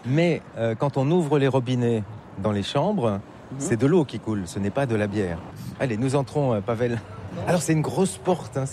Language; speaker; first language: French; native; French